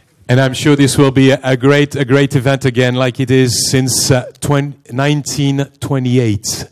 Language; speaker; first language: English; non-native, fluent; French